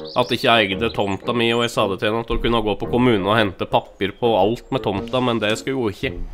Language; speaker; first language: Norwegian; native; Norwegian